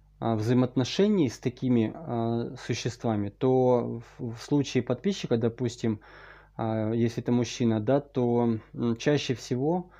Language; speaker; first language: Russian; native; Russian